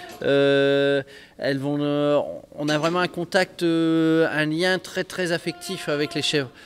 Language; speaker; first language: French; native; French